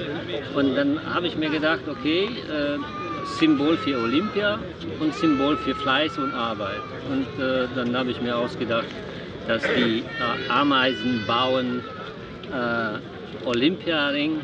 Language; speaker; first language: German; non-native, fluent; Polish